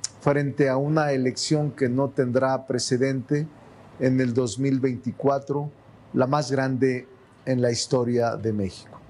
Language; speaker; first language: Spanish; native; Spanish